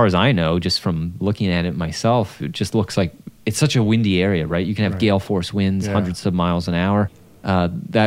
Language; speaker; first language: English; native; English